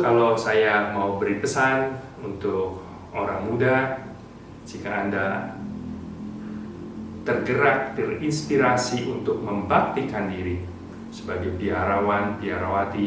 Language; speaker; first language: Indonesian; native; Indonesian